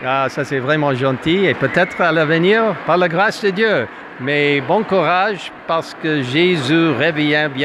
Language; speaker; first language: French; non-native, fluent; English